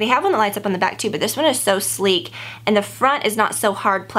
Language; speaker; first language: English; native; English